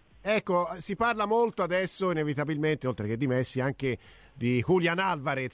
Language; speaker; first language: Italian; native; Italian